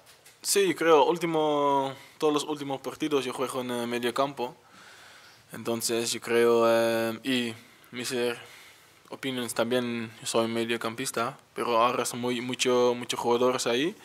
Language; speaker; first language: Spanish; non-native, learner; Dutch